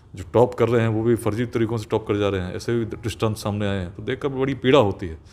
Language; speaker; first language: Hindi; native; Hindi